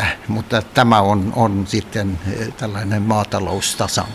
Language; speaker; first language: Finnish; non-native, local second language; Swedish